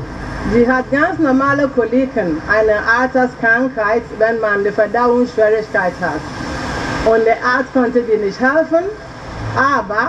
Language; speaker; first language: German; non-native, fluent; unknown